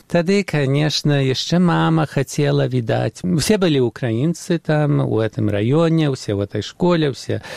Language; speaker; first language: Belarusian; early bilingual, heritage; Belarusian